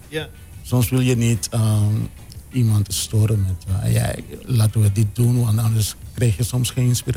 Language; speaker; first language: Dutch; non-native, local second language; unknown